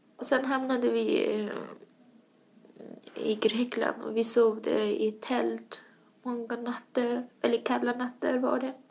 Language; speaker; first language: Swedish; non-native, fluent; Persian